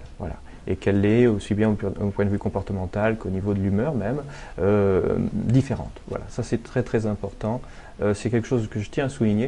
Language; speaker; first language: French; native; French